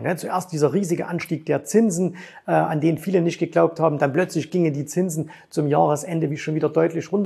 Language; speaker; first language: German; native; German